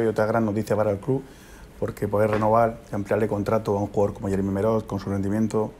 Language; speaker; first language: Spanish; native; Spanish